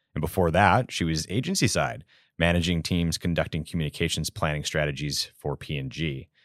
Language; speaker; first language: English; native; English